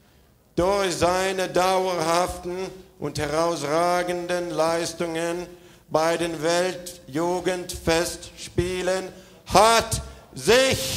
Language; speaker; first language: German; non-native, fluent; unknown